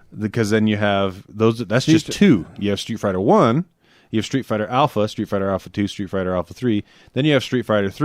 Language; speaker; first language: English; native; English